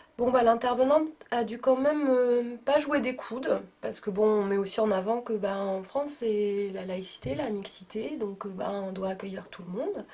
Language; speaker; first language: French; native; French